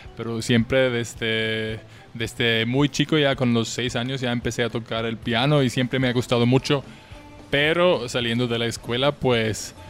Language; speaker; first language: Spanish; non-native, fluent; German